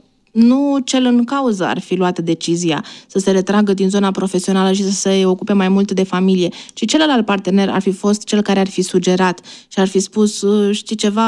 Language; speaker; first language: Romanian; native; Romanian